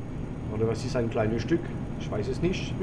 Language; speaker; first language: German; non-native, learner; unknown